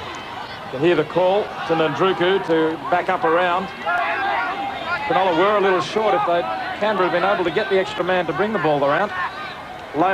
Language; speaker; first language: English; native; English